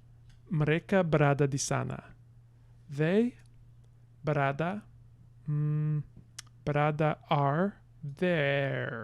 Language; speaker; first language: Indonesian; non-native, learner; English